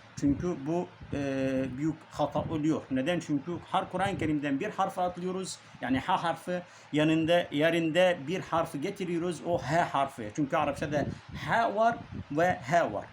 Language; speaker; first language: Turkish; non-native, learner; Arabic